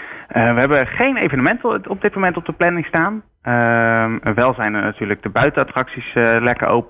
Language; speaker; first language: Dutch; native; Dutch